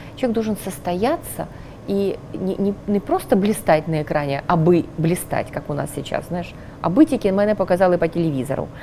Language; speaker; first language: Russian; non-native, local second language; Ukrainian